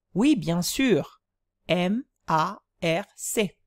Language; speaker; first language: French; non-native, fluent; Italian